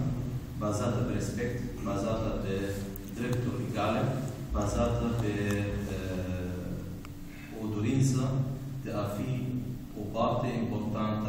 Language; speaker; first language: Romanian; non-native, fluent; Arabic